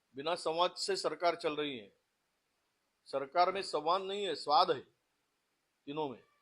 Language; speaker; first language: Hindi; non-native, local second language; Marathi